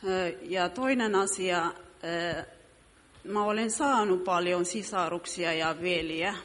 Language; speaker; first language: Finnish; non-native, fluent; Amharic